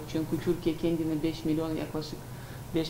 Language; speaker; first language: Turkish; non-native, learner; Ukrainian